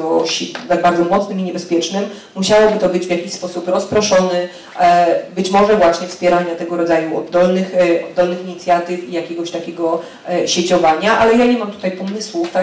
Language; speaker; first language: Polish; native; Polish